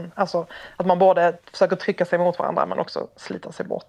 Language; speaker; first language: Swedish; native; Swedish